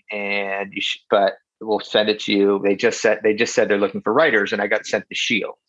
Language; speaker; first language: English; native; English